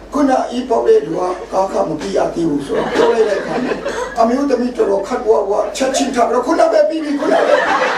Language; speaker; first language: Burmese; non-native, local second language; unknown